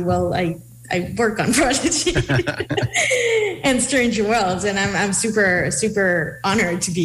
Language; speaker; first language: English; non-native, fluent; Hebrew